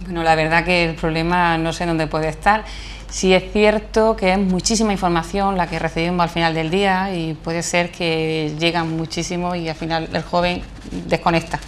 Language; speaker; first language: Spanish; native; Spanish